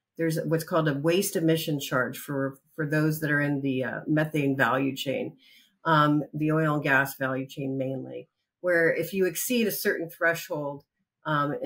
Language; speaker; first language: English; native; English